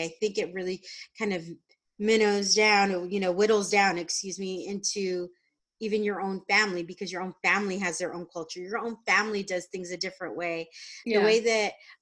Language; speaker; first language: English; native; English